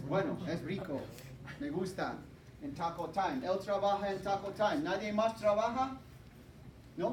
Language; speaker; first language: Spanish; non-native, fluent; English